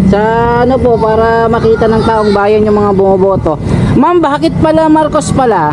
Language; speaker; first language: Filipino; native; Filipino